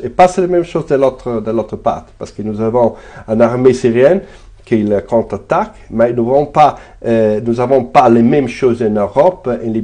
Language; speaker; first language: French; non-native, fluent; Italian